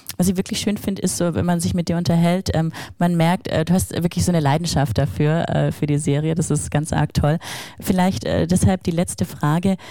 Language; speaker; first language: German; native; German